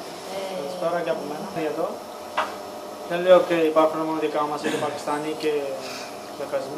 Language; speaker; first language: Greek; non-native, learner; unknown